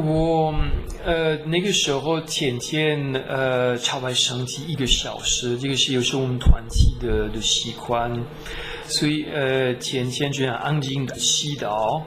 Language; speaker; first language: Chinese; non-native, fluent; French